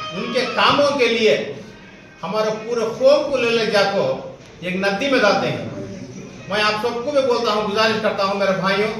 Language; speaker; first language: Hindi; non-native, local second language; Urdu